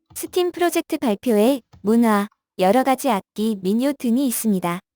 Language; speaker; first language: Korean; native; Korean